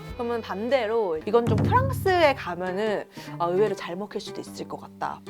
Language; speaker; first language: Korean; native; Korean